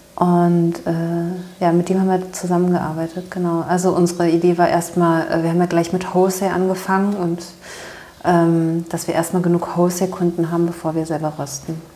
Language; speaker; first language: German; native; German